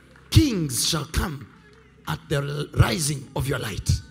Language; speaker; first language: English; non-native, local second language; Swahili